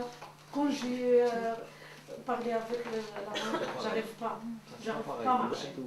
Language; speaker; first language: French; non-native, learner; Arabic